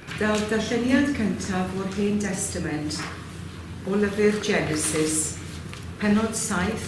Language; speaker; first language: Welsh; native; Welsh